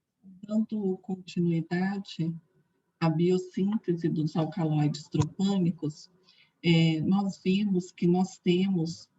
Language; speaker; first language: Portuguese; native; Portuguese